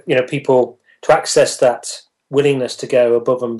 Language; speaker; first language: English; native; English